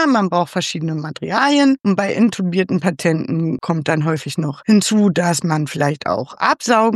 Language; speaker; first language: German; native; German